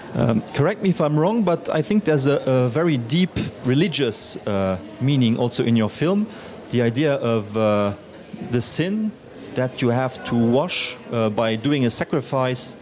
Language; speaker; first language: English; non-native, fluent; Luxembourgish